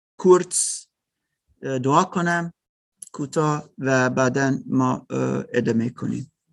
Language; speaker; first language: Persian; non-native, learner; German